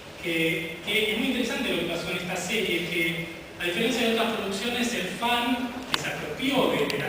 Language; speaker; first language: Spanish; native; Spanish